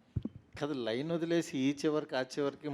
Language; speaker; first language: Telugu; native; Telugu